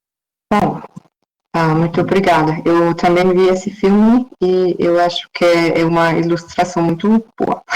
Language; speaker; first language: Portuguese; non-native, fluent; German